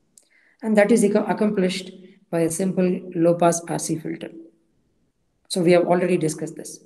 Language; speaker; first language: English; non-native, local second language; Tamil